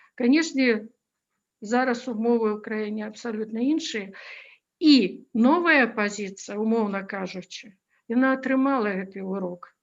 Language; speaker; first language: Belarusian; non-native, local second language; Russian